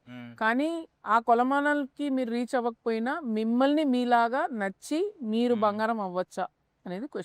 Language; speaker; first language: Telugu; native; Telugu